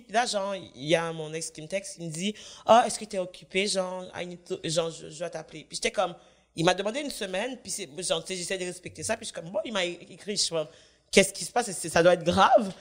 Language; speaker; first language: French; native; French